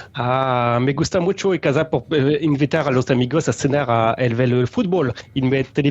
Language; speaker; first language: Spanish; non-native, learner; French